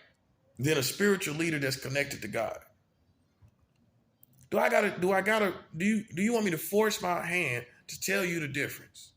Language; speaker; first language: English; native; English